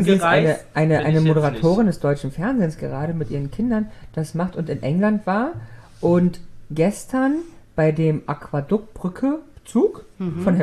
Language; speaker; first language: German; native; German